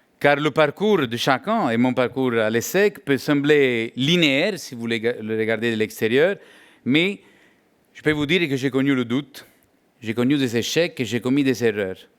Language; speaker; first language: French; non-native, fluent; Italian